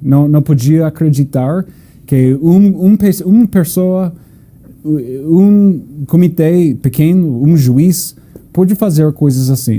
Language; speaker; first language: Portuguese; non-native, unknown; English